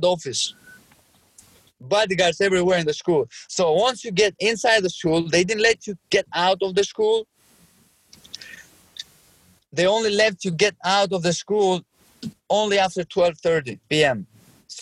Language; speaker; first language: English; non-native, fluent; Albanian